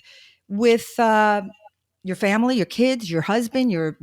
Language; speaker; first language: English; native; English